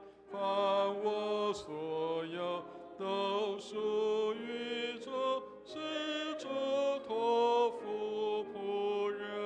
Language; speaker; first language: Chinese; native; Chinese